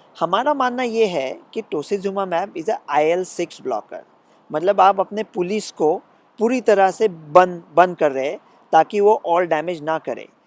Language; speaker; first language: Hindi; non-native, local second language; Marathi